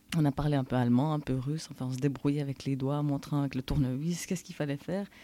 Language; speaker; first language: French; native; French